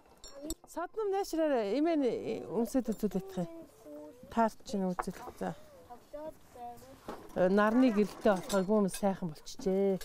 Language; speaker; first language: Mongolian; native; Mongolian